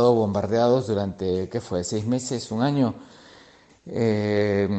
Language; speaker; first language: Spanish; native; Spanish